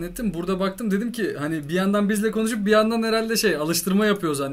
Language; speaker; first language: Turkish; native; Turkish